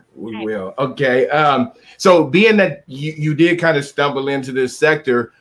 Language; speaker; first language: English; native; English